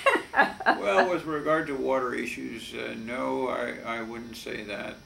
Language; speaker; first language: English; native; English